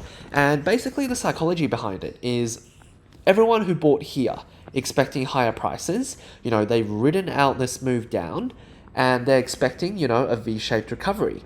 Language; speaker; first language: English; native; English